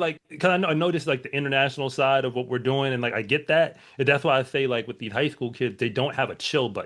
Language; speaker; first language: English; native; English